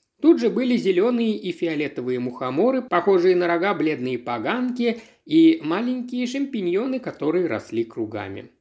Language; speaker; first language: Russian; native; Russian